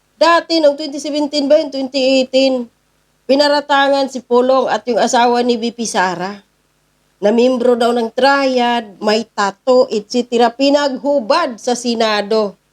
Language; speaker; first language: Filipino; non-native, local second language; Cebuano